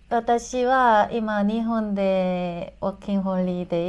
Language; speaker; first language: Japanese; non-native, learner; Korean